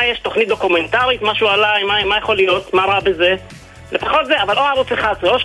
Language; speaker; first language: Hebrew; early bilingual, other home language; Arabic